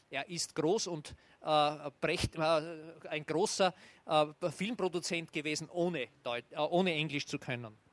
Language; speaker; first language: German; native; German